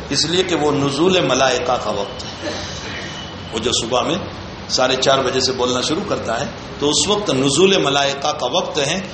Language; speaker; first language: Urdu; native; Urdu